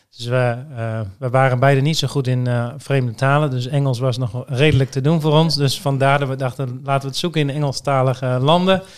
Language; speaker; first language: Dutch; native; Dutch